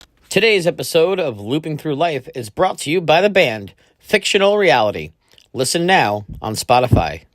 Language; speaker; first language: English; native; English